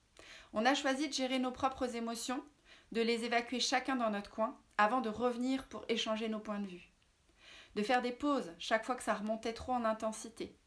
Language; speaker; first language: French; native; French